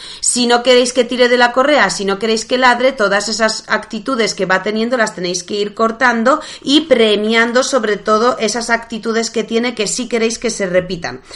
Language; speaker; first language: Spanish; non-native, fluent; Polish